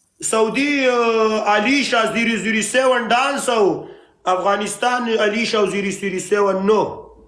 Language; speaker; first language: Arabic; non-native, learner; Pashto